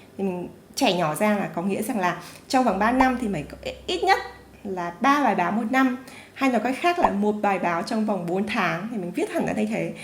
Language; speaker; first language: Vietnamese; native; Vietnamese